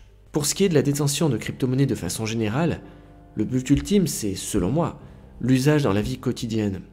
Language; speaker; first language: French; native; French